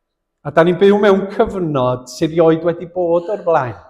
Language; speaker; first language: Welsh; native; Welsh